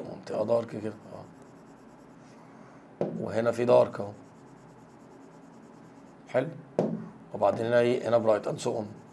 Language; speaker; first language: Arabic; native; Arabic